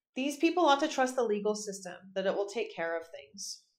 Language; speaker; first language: English; native; English